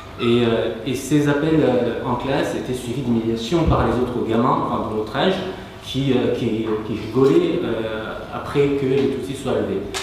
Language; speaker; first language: French; non-native, local second language; Kinyarwanda